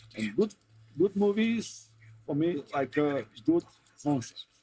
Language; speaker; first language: English; non-native, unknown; Macedonian